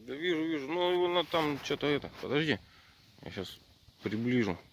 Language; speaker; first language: Russian; native; Russian